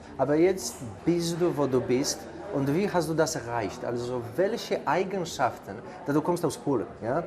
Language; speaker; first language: German; non-native, fluent; Polish